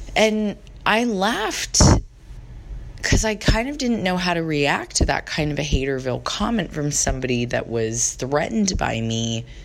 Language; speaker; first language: English; native; English